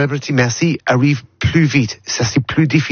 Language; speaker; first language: French; non-native, learner; English